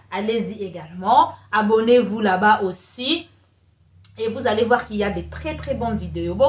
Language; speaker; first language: French; non-native, local second language; Lingala